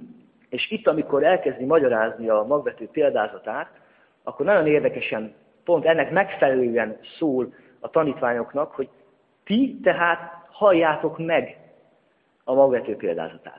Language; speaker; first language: Hungarian; native; Hungarian